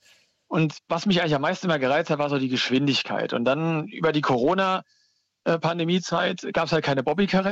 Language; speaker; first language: German; native; German